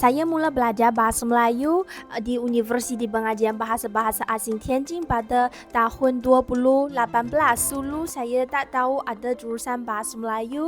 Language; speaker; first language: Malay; non-native, fluent; Chinese